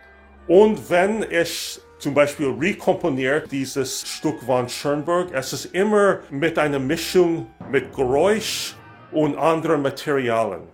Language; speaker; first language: German; non-native, learner; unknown